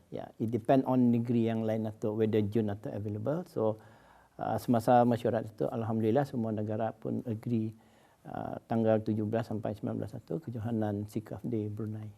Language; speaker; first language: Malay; native; Malay